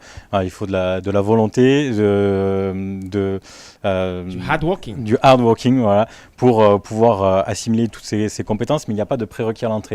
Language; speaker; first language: French; native; French